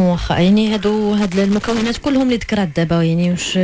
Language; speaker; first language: Arabic; native; Arabic